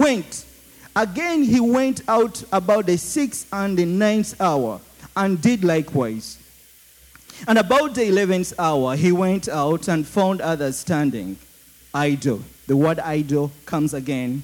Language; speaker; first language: English; non-native, local second language; Ganda